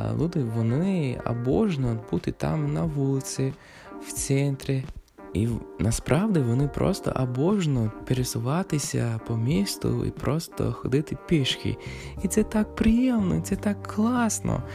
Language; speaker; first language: Ukrainian; non-native, fluent; English